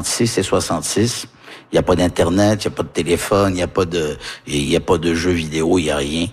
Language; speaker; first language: French; early bilingual, other home language; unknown